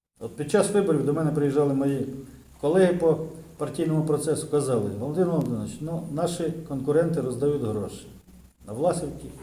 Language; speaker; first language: Ukrainian; native; Ukrainian